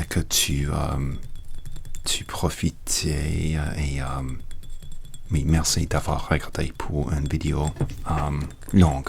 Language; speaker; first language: French; non-native, learner; English